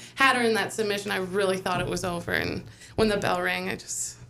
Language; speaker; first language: English; native; English